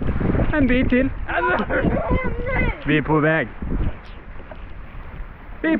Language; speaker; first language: Swedish; native; Swedish